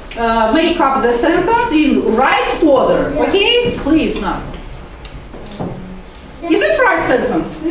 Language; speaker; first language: English; non-native, fluent; Azerbaijani